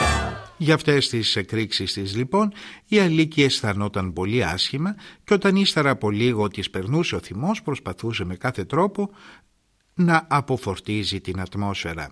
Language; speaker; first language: Greek; native; Greek